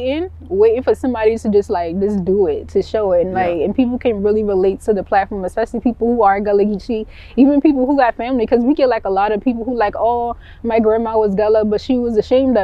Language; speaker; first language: English; early bilingual, other home language; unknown